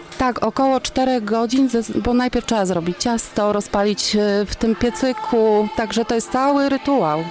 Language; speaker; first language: Polish; native; Polish